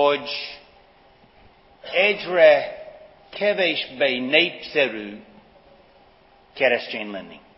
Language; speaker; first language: Hungarian; non-native, fluent; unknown